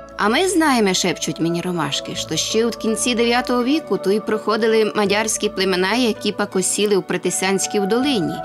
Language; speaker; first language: Ukrainian; native; Ukrainian